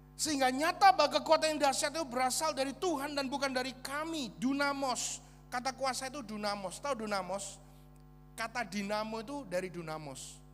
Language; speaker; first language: Indonesian; native; Indonesian